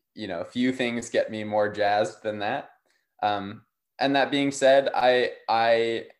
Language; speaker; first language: English; native; English